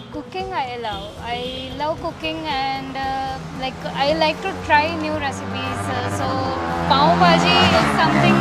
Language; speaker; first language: English; non-native, local second language; Gujarati